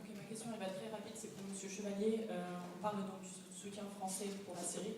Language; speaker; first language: French; non-native, fluent; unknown